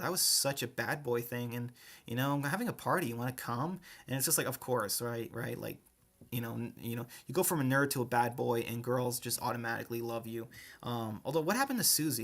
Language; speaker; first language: English; native; English